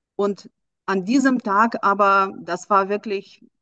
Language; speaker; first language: German; non-native, fluent; Russian